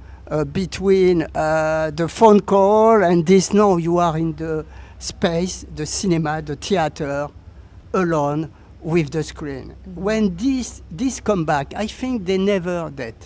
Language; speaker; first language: English; non-native, learner; French